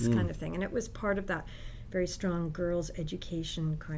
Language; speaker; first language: English; native; English